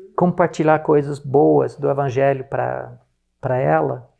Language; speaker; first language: Portuguese; non-native, fluent; English